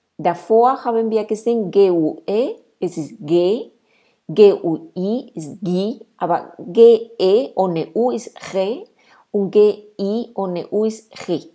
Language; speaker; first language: German; non-native, fluent; Spanish